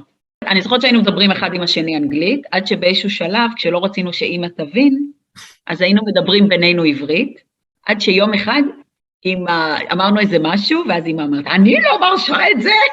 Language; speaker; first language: Hebrew; early bilingual, other home language; English